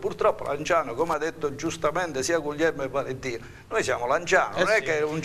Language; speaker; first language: Italian; native; Italian